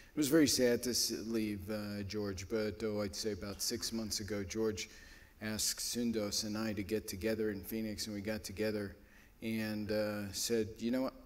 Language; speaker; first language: English; native; English